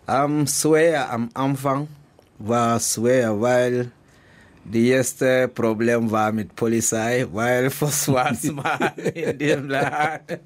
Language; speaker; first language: German; non-native, learner; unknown